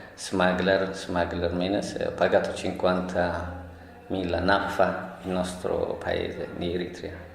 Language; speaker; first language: Italian; non-native, learner; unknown